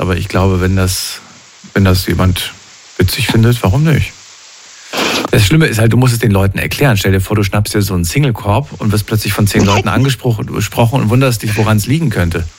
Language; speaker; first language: German; native; German